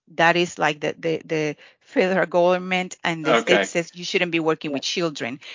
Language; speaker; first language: English; non-native, fluent; Spanish